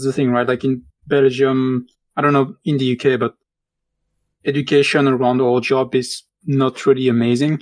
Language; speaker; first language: English; non-native, fluent; French